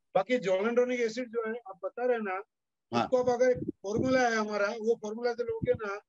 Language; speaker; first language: Hindi; non-native, local second language; Gujarati